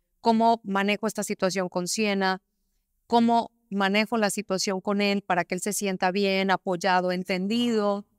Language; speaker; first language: Spanish; native; Spanish